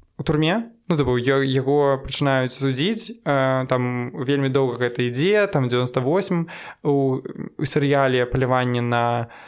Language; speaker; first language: Belarusian; non-native, local second language; Russian